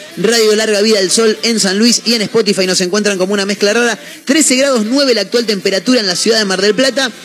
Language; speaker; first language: Spanish; native; Spanish